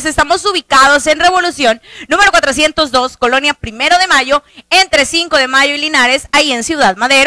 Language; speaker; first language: Spanish; native; Spanish